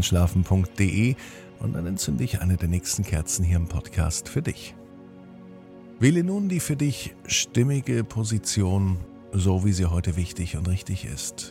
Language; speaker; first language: German; native; German